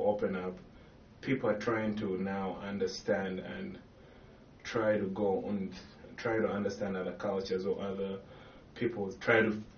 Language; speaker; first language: English; non-native, local second language; Ganda